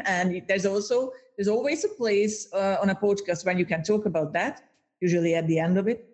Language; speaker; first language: English; non-native, fluent; Hungarian